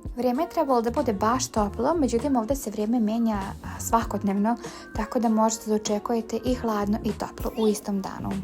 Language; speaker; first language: Bosnian; native; Bosnian